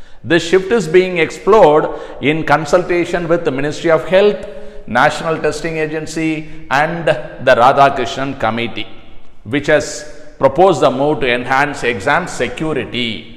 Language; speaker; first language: English; non-native, local second language; Tamil